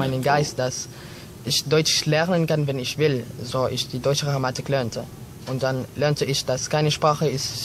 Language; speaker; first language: German; non-native, learner; Filipino